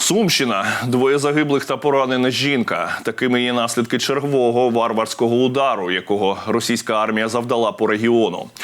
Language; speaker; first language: Ukrainian; native; Ukrainian